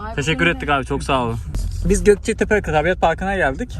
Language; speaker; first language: Turkish; native; Turkish